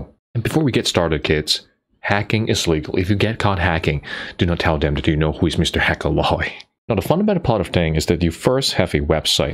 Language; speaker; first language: English; non-native, fluent; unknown